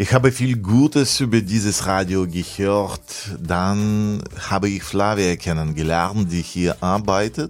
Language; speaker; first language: German; non-native, fluent; Russian